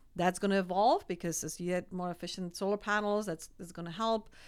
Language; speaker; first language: English; non-native, fluent; Czech